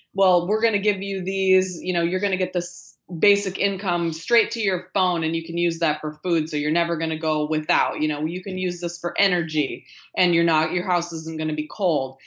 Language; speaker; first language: English; native; English